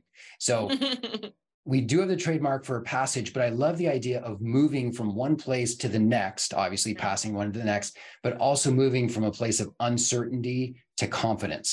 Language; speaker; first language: English; native; English